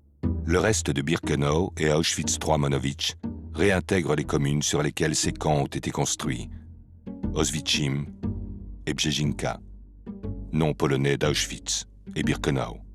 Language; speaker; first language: French; native; French